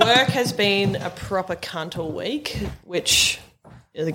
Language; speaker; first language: English; native; English